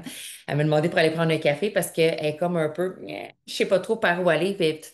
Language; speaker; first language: French; native; French